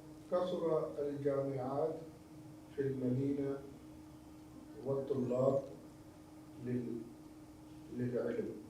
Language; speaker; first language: Arabic; non-native, learner; Urdu